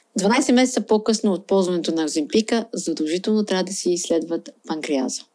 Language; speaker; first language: Bulgarian; non-native, fluent; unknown